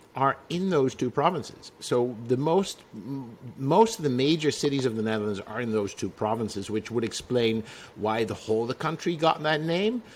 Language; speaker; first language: English; non-native, fluent; Dutch